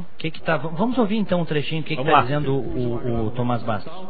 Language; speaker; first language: Portuguese; native; Portuguese